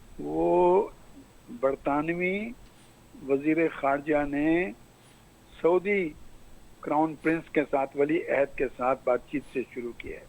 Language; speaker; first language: Urdu; non-native, local second language; Pashto